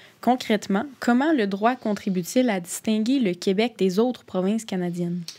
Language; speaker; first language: French; native; French